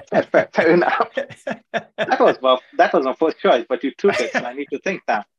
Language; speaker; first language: English; non-native, local second language; Marathi